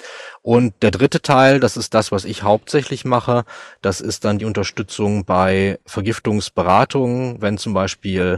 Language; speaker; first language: German; native; German